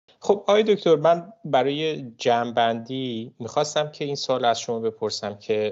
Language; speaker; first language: Persian; native; Persian